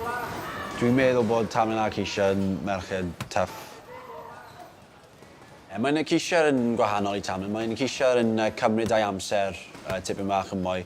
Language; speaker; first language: Welsh; non-native, local second language; English